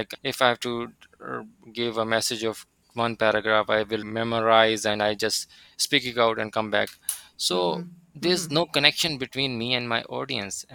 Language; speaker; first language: English; non-native, local second language; Urdu